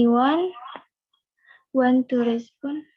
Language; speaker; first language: English; non-native, learner; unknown